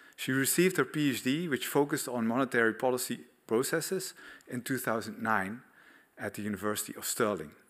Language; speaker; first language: English; non-native, fluent; Dutch